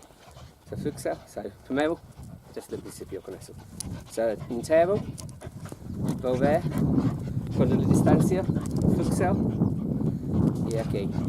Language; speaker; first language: Spanish; non-native, learner; English